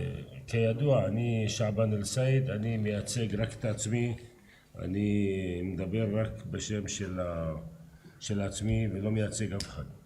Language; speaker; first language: Hebrew; non-native, local second language; Arabic